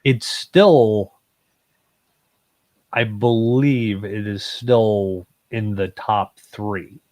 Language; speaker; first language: English; native; English